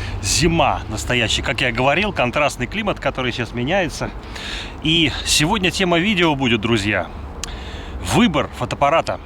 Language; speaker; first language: Russian; native; Russian